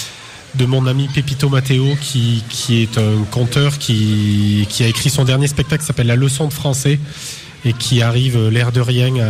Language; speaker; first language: French; native; French